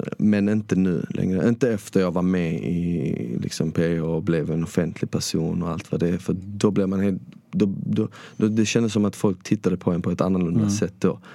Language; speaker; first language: Swedish; early bilingual, other home language; Bosnian